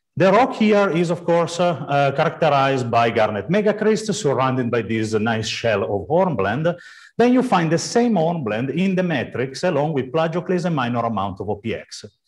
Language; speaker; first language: English; non-native, fluent; Italian